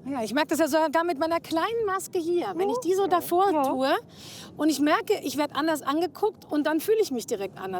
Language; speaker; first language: German; native; German